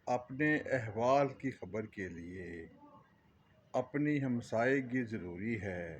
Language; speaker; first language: Urdu; native; Urdu